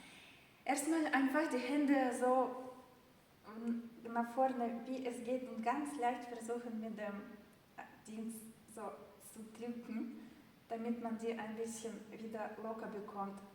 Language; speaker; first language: German; non-native, fluent; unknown